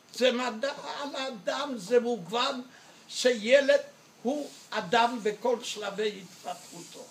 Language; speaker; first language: Hebrew; non-native, fluent; Yiddish